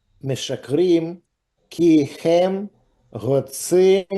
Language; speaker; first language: Hebrew; non-native, learner; English